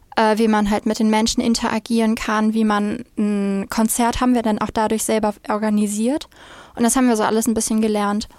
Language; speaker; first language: German; native; German